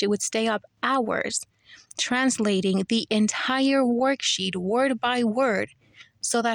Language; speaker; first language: English; early bilingual, other home language; Spanish